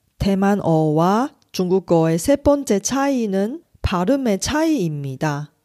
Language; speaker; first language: Korean; non-native, fluent; Chinese